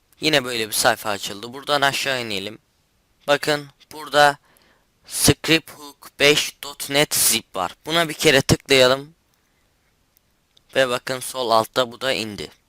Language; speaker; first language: Turkish; native; Turkish